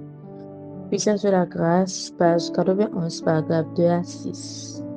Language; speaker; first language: French; non-native, local second language; Haitian Creole